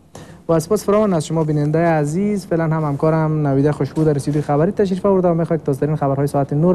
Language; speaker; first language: Persian; native; Persian